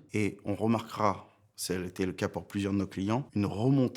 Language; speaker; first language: French; native; French